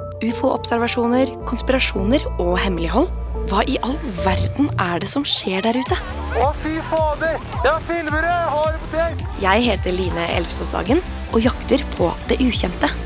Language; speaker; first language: Norwegian; native; Norwegian